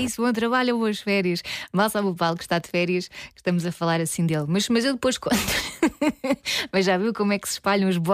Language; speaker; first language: Portuguese; native; Portuguese